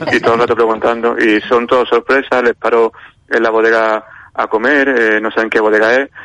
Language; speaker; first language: Spanish; native; Spanish